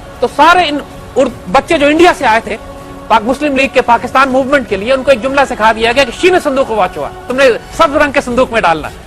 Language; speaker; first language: Urdu; native; Urdu